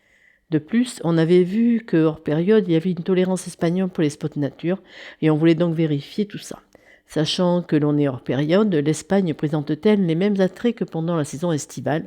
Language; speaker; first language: French; native; French